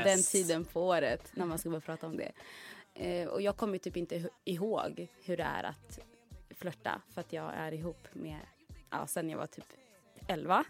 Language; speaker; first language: Swedish; native; Swedish